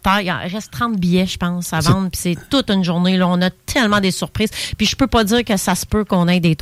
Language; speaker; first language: French; native; French